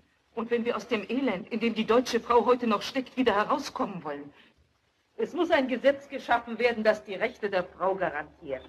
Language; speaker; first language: German; native; German